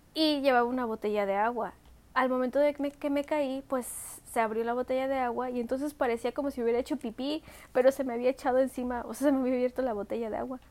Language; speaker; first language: Spanish; early bilingual, heritage; Spanish